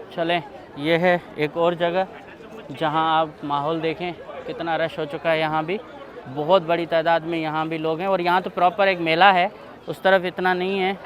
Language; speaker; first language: Urdu; non-native, local second language; Sindhi